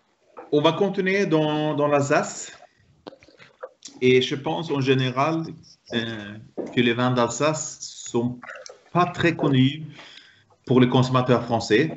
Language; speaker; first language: French; non-native, fluent; Swedish